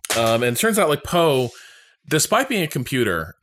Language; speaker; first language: English; native; English